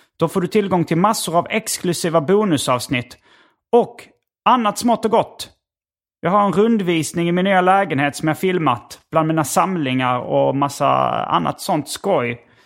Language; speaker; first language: Swedish; native; Swedish